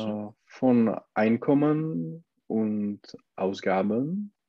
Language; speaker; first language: German; non-native, learner; Czech